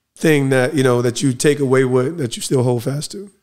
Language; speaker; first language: English; native; English